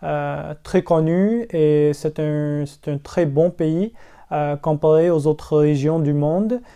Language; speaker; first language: French; non-native, local second language; English